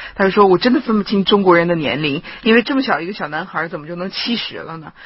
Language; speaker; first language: Chinese; native; Chinese